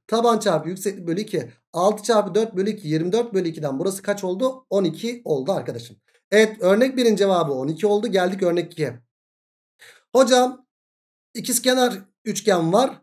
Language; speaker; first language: Turkish; native; Turkish